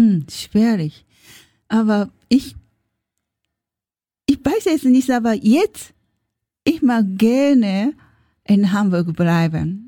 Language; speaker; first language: German; non-native, learner; Japanese